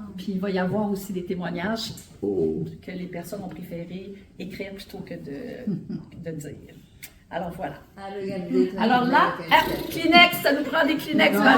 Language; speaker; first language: French; native; French